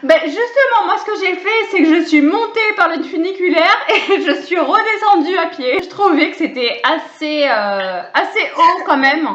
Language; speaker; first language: French; native; French